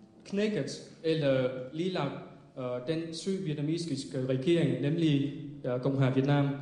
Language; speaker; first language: Danish; non-native, fluent; Vietnamese